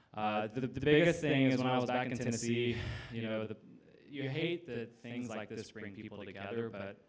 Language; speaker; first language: English; native; English